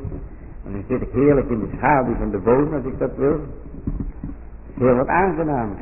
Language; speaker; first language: Dutch; native; Dutch